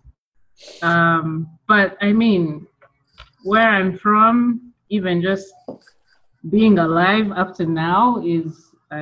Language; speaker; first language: English; non-native, local second language; Ganda